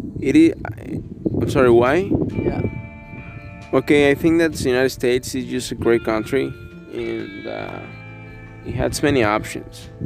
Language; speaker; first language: English; non-native, learner; Spanish